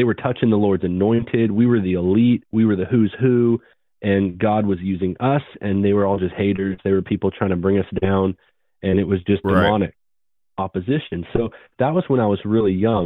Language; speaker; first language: English; native; English